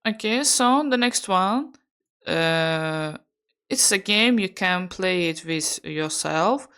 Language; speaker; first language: English; non-native, fluent; Azerbaijani